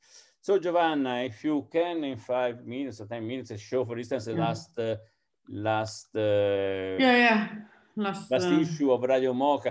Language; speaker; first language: English; non-native, fluent; Italian